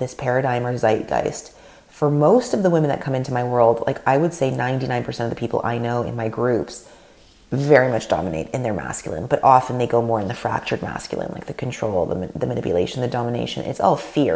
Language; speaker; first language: English; non-native, fluent; Russian